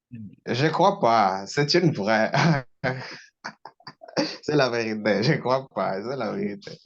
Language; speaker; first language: French; non-native, learner; Portuguese